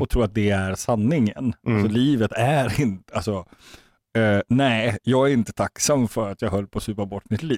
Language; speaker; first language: Swedish; native; Swedish